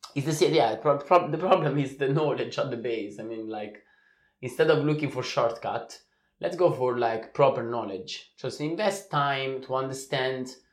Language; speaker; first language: English; non-native, fluent; Italian